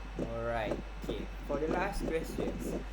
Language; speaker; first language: English; non-native, local second language; Malay